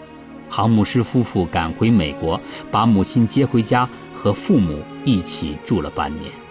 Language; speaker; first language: Chinese; native; Chinese